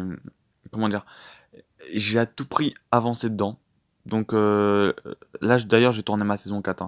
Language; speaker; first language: French; native; French